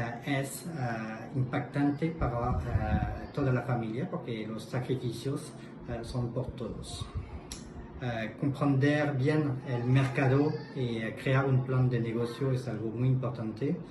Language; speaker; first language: Spanish; non-native, fluent; French